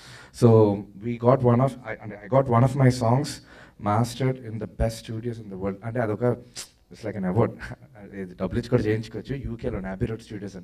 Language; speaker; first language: Telugu; native; Telugu